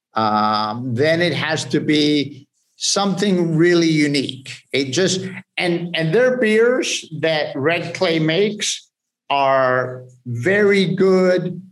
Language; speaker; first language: English; early bilingual, other home language; Spanish